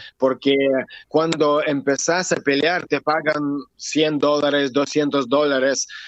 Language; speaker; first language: Spanish; non-native, learner; Russian